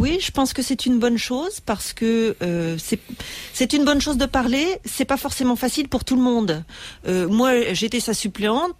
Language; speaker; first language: French; native; French